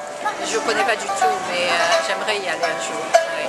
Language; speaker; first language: French; native; French